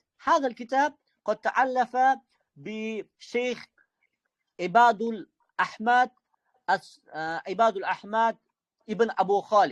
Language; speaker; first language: Arabic; non-native, fluent; Uzbek